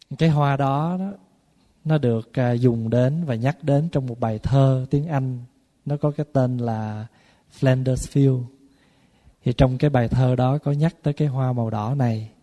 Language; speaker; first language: Vietnamese; early bilingual, other home language; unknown